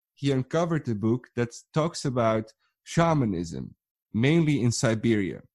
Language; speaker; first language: English; non-native, fluent; Dutch